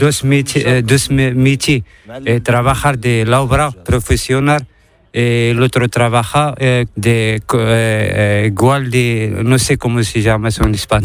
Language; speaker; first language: Spanish; non-native, learner; Arabic